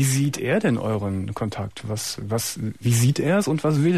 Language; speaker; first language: German; native; German